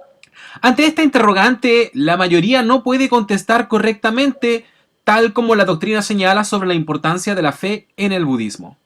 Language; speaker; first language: Spanish; native; Spanish